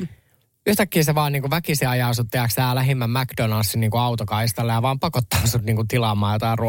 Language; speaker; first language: Finnish; native; Finnish